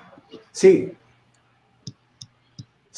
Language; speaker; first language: Spanish; non-native, learner; English